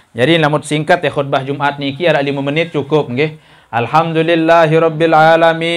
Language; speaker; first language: Indonesian; non-native, local second language; Sasak